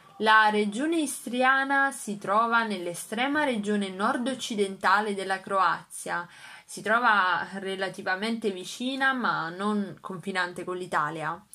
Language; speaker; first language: Italian; native; Italian